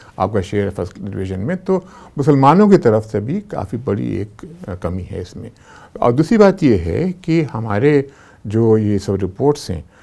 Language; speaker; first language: Hindi; native; Hindi